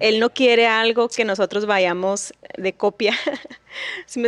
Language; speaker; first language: Spanish; native; Spanish